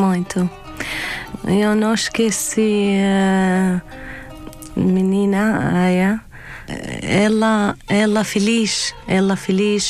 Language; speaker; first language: Portuguese; non-native, learner; Arabic